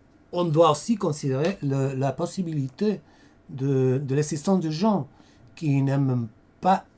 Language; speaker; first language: French; non-native, fluent; Spanish